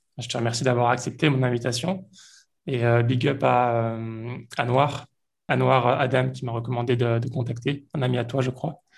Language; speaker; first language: French; native; French